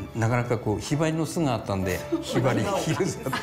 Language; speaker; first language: Japanese; native; Japanese